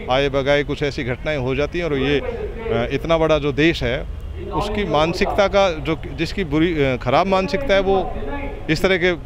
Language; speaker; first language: Hindi; native; Hindi